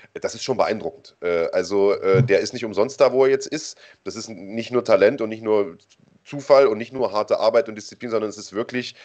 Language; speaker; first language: German; native; German